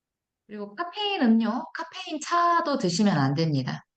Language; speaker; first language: Korean; native; Korean